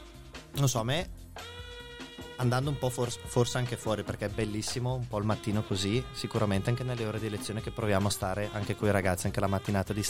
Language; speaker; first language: Italian; native; Italian